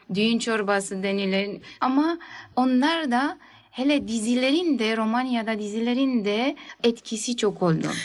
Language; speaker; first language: Turkish; early bilingual, heritage; Turkish